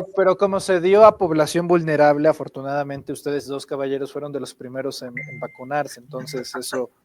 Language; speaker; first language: Spanish; native; Spanish